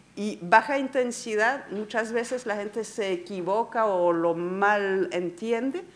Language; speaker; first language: Spanish; non-native, fluent; French